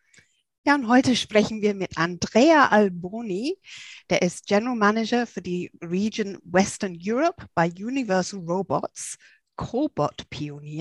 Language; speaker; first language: German; non-native, fluent; English